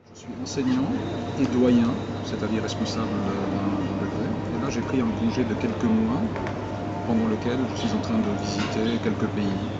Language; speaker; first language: French; non-native, local second language; Arabic